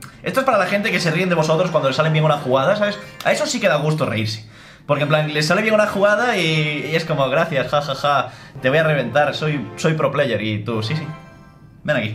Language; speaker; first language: Spanish; native; Spanish